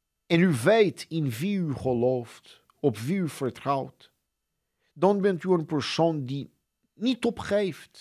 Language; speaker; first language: Dutch; non-native, fluent; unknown